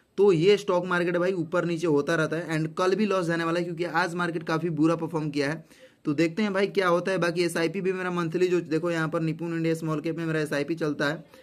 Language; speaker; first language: Hindi; native; Hindi